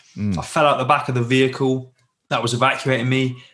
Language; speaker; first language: English; native; English